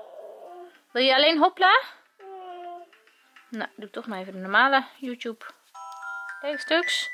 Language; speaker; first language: Dutch; native; Dutch